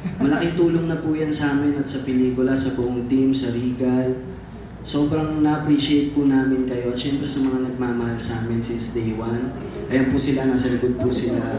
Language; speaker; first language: Filipino; native; Filipino